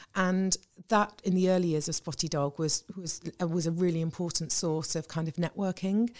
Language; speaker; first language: English; native; English